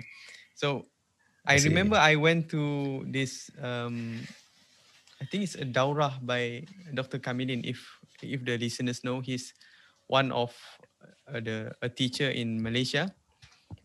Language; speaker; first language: English; non-native, local second language; Malay